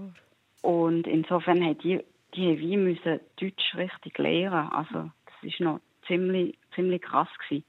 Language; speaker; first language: German; native; German